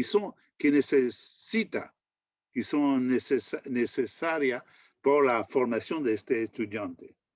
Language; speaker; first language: Spanish; non-native, learner; French